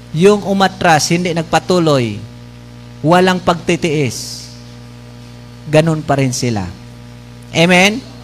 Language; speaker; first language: Filipino; non-native, local second language; Bikol